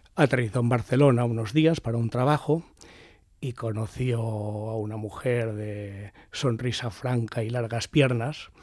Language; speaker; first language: Spanish; native; Spanish